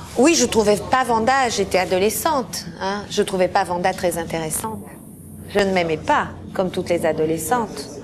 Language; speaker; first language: French; early bilingual, other home language; Portuguese